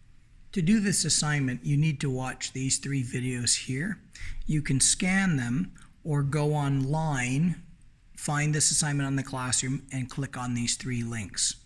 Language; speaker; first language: English; native; English